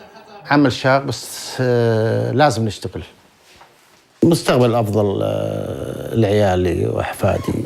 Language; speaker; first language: Arabic; native; Arabic